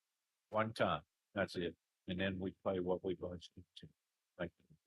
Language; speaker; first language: English; native; English